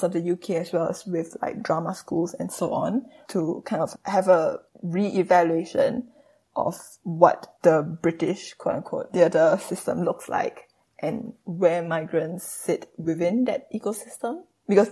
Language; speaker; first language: English; native; English